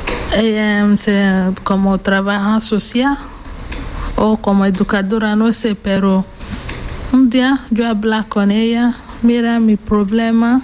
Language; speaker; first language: Spanish; non-native, learner; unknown